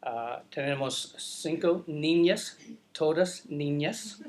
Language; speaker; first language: Spanish; non-native, learner; English